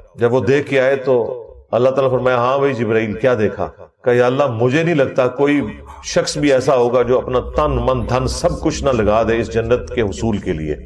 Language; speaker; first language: Urdu; non-native, local second language; Punjabi